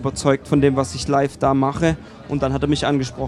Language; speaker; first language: German; native; German